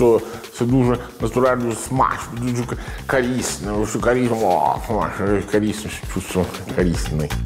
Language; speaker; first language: Ukrainian; non-native, learner; Italian